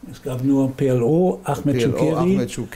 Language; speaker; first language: German; native; German